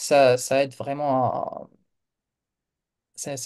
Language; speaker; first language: French; non-native, local second language; Kabyle